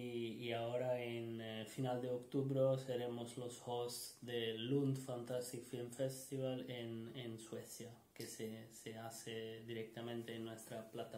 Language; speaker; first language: Spanish; non-native, learner; Portuguese